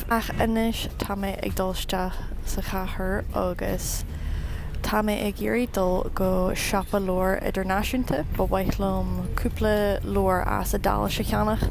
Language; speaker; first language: Irish; non-native, learner; English